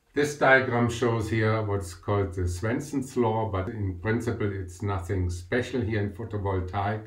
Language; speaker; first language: English; non-native, fluent; German